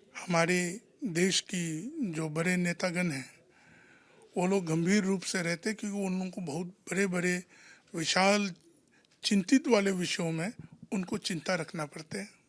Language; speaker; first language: Hindi; non-native, local second language; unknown